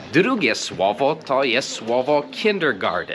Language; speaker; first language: Polish; early bilingual, heritage; English